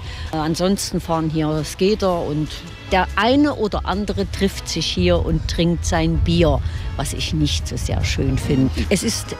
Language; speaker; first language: German; native; German